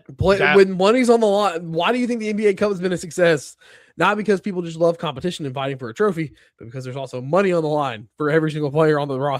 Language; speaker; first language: English; native; English